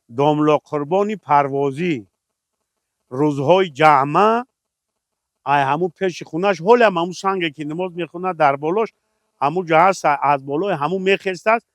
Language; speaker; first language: Tajik; native; Tajik